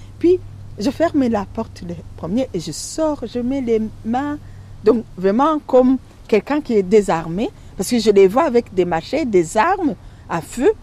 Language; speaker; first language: French; non-native, local second language; Rundi